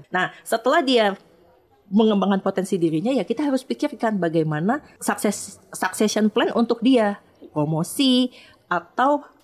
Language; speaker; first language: Indonesian; native; Indonesian